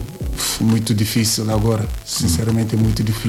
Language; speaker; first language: Portuguese; non-native, learner; Yoruba